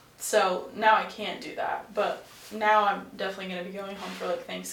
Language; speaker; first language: English; native; English